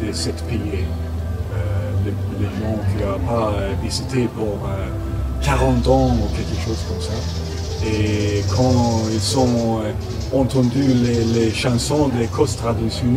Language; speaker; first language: French; non-native, learner; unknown